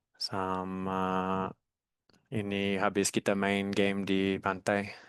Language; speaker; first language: Indonesian; non-native, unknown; English